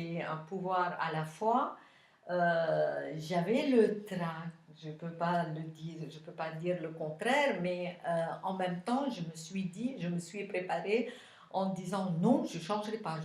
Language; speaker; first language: French; non-native, local second language; Arabic